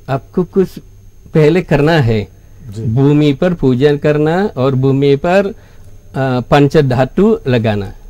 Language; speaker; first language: Hindi; non-native, fluent; Indonesian